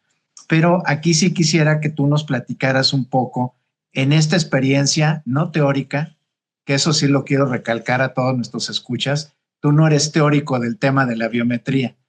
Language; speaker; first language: Spanish; native; Spanish